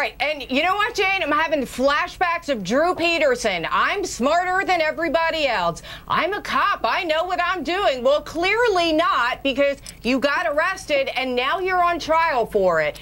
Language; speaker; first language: English; native; English